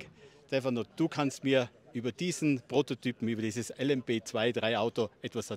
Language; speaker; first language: German; native; German